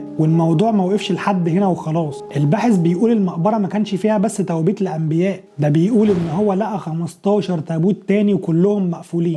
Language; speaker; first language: Arabic; native; Arabic